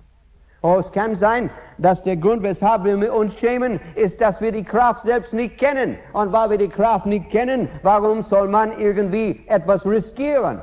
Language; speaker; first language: German; non-native, fluent; English